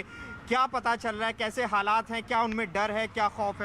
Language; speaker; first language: Hindi; native; Hindi